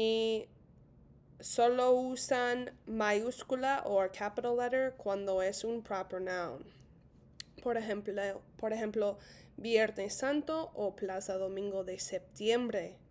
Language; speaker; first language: Spanish; non-native, fluent; English